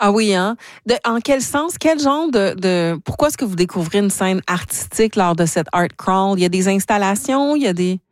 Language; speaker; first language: French; native; French